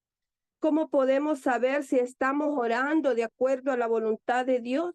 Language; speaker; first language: Spanish; native; Spanish